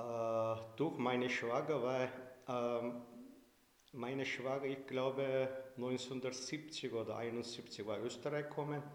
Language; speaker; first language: German; non-native, learner; Turkish